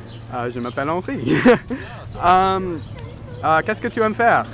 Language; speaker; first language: French; non-native, learner; English